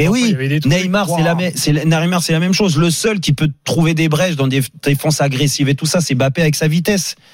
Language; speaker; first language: French; native; French